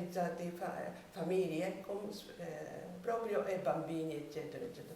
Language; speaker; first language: Italian; non-native, learner; Japanese